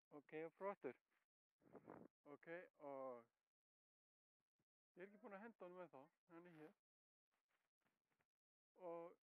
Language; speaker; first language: Icelandic; non-native, learner; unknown